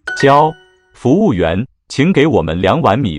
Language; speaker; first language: Chinese; non-native, learner; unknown